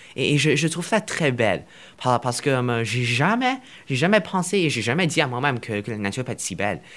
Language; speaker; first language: French; non-native, fluent; Chinese